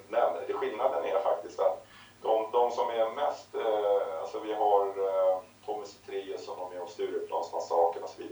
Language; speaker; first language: Swedish; native; Swedish